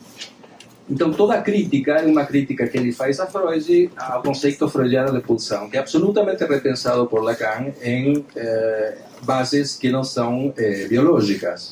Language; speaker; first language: Portuguese; non-native, fluent; Spanish